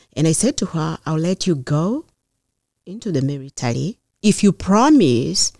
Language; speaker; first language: English; non-native, local second language; Kikuyu